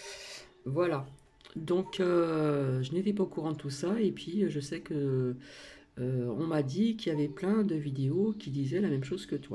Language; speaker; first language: French; native; French